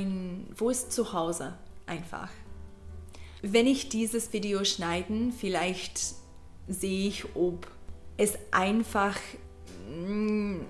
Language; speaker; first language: German; non-native, learner; English